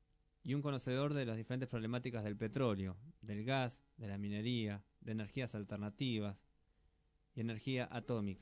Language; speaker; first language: Spanish; native; Spanish